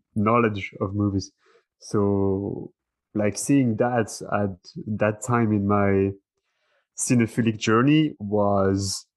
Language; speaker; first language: English; non-native, fluent; French